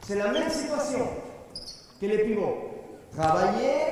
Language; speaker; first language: French; non-native, learner; Spanish